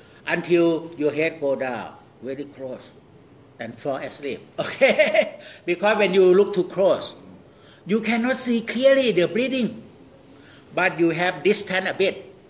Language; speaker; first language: English; non-native, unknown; Thai